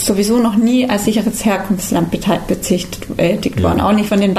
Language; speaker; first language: German; native; German